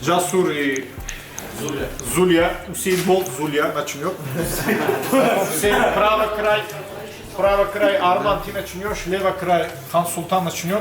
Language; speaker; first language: Russian; non-native, learner; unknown